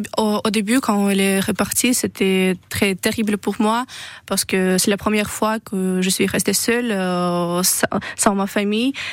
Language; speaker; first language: French; non-native, learner; Russian